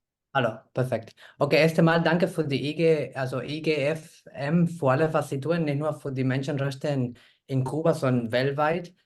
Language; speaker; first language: German; non-native, fluent; Spanish